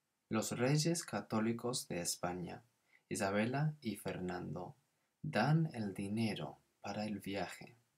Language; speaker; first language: Spanish; non-native, fluent; English